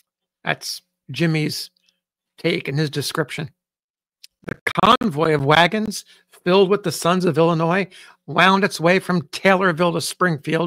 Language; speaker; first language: English; native; English